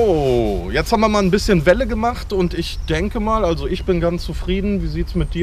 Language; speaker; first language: German; native; German